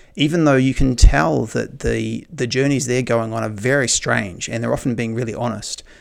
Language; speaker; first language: English; native; English